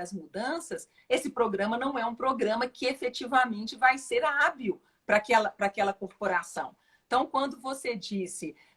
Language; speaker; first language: Portuguese; native; Portuguese